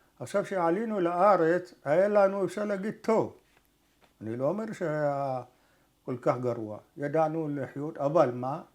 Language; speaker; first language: Hebrew; early bilingual, other home language; Arabic